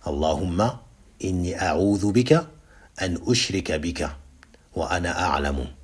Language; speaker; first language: Arabic; non-native, fluent; French